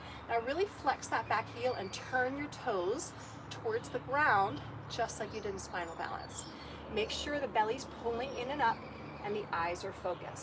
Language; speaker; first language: English; native; English